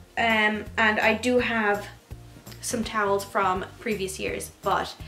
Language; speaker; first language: English; native; English